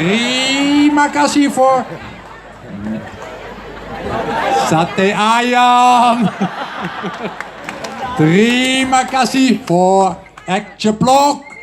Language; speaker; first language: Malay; non-native, learner; Dutch